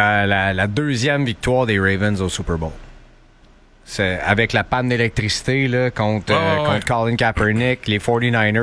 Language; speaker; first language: French; native; French